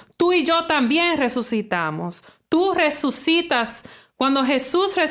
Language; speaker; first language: Spanish; early bilingual, heritage; English